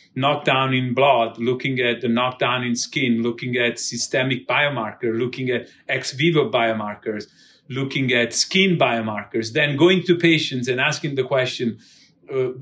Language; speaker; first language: English; non-native, fluent; Italian